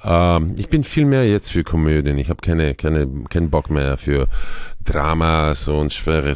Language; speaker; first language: German; non-native, fluent; Croatian